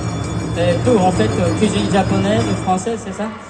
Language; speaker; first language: French; non-native, fluent; Japanese